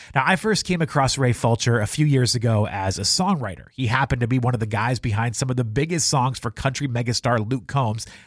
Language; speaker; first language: English; native; English